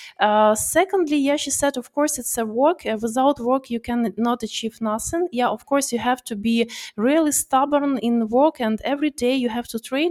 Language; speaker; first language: English; non-native, learner; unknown